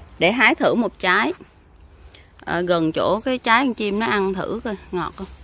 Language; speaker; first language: Vietnamese; early bilingual, heritage; Vietnamese